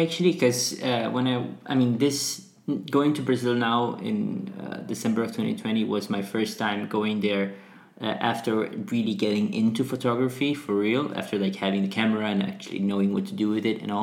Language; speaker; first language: English; non-native, fluent; Portuguese